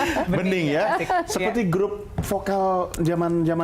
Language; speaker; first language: Indonesian; native; Indonesian